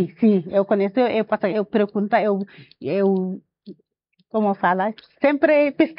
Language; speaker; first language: Portuguese; non-native, learner; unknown